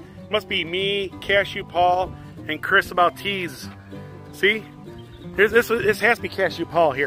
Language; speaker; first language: English; native; English